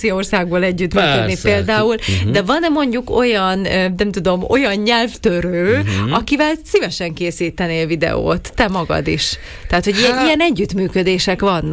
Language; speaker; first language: Hungarian; native; Hungarian